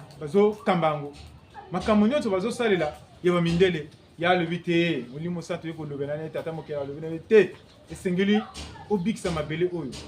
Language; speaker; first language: Lingala; non-native, local second language; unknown